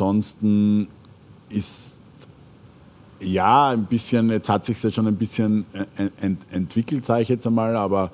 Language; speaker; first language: German; native; German